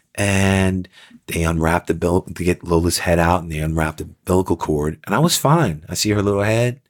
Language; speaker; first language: English; native; English